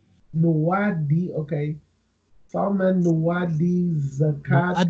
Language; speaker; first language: Arabic; non-native, learner; English